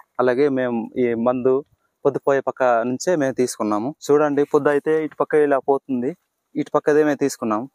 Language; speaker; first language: Telugu; non-native, local second language; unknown